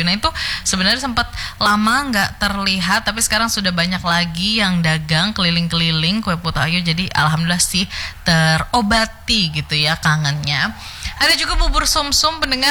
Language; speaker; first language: Indonesian; native; Indonesian